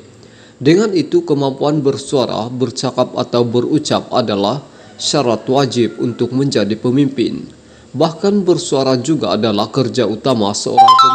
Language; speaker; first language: Malay; native; Malay